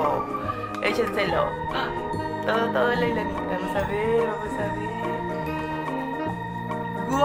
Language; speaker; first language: Spanish; native; Spanish